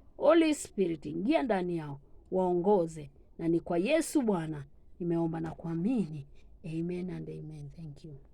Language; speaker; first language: Swahili; non-native, local second language; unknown